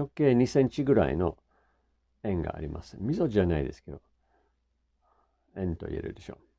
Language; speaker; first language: Japanese; non-native, fluent; English